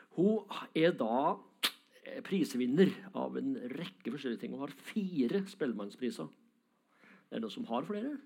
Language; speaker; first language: Norwegian; native; Norwegian